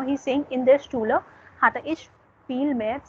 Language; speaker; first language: German; non-native, fluent; Hindi